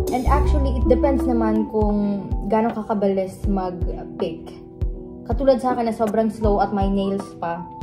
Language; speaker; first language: Filipino; non-native, local second language; Cebuano